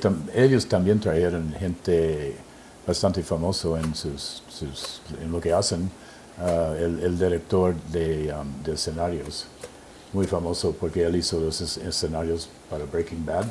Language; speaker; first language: Spanish; non-native, fluent; English